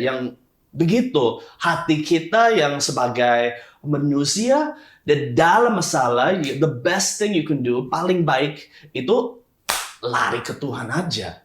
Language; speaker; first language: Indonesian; non-native, fluent; English